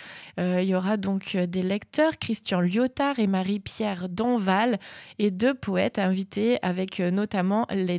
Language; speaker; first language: French; native; French